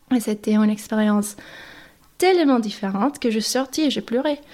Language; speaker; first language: French; non-native, fluent; English